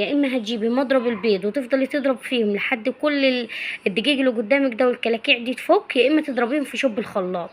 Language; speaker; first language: Arabic; native; Arabic